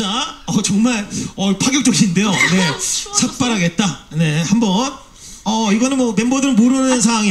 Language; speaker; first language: Korean; native; Korean